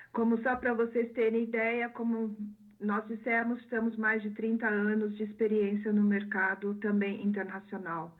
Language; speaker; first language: Portuguese; non-native, fluent; German